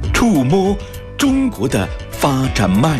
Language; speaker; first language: Chinese; native; Chinese